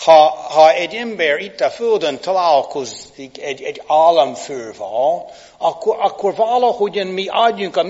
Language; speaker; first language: Hungarian; non-native, fluent; English